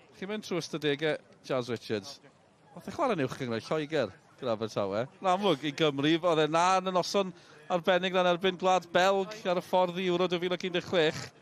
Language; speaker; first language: Welsh; native; Welsh